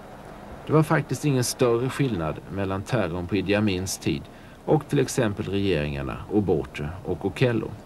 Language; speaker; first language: Swedish; native; Swedish